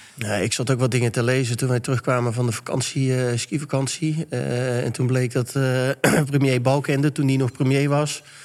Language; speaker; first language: Dutch; native; Dutch